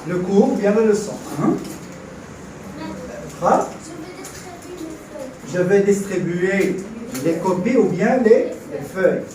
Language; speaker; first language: French; non-native, local second language; Arabic